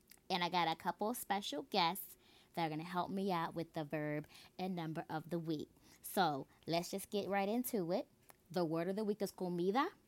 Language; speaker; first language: English; native; English